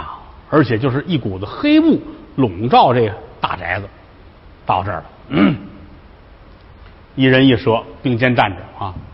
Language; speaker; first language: Chinese; native; Chinese